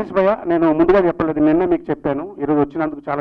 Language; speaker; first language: Telugu; native; Telugu